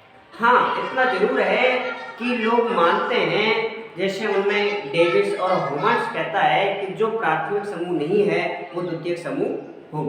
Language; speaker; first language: Hindi; native; Hindi